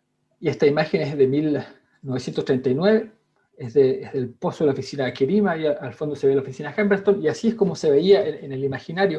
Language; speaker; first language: Spanish; native; Spanish